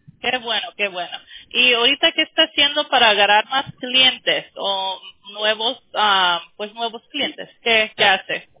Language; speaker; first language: Spanish; early bilingual, heritage; Spanish